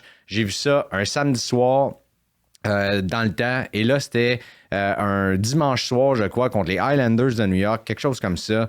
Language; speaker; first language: French; native; French